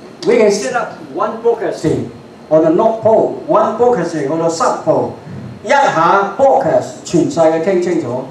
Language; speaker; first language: English; non-native, learner; Cantonese